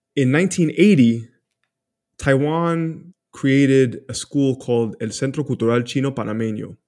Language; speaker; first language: English; early bilingual, other home language; Spanish